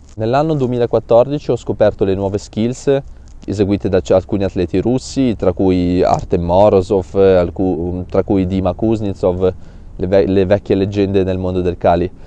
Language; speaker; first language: Italian; early bilingual, other home language; Russian